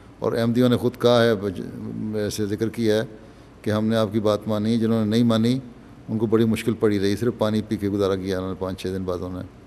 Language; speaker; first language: Urdu; native; Urdu